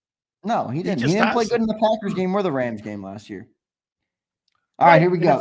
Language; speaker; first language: English; native; English